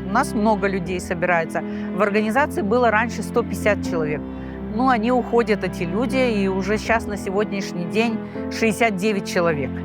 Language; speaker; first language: Russian; non-native, local second language; Gagauz